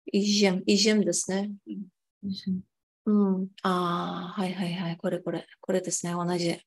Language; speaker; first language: Japanese; non-native, fluent; Tatar